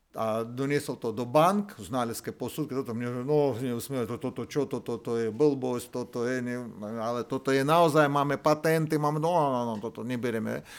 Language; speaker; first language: Slovak; non-native, fluent; Russian